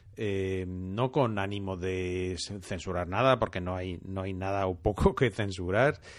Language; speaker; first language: Spanish; non-native, fluent; French